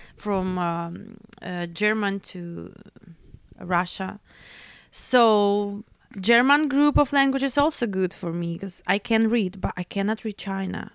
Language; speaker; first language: English; non-native, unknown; Russian